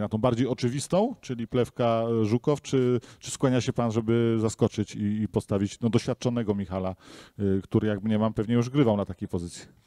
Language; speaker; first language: Polish; native; Polish